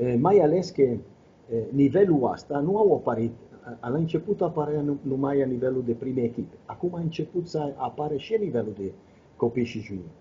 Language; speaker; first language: Romanian; non-native, fluent; Italian